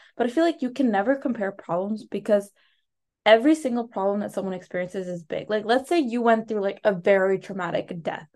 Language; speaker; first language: English; early bilingual, other home language; Telugu